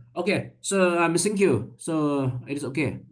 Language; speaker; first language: English; non-native, learner; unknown